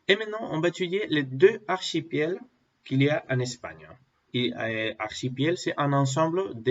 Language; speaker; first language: French; non-native, fluent; Spanish